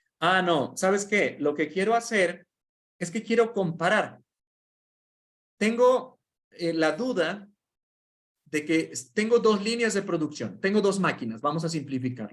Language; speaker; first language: Spanish; native; Spanish